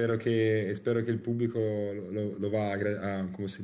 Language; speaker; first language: Spanish; non-native, learner; Italian